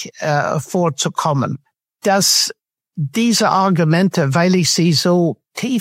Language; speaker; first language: German; non-native, fluent; English